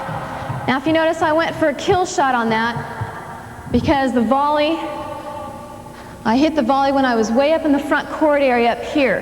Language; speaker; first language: English; native; English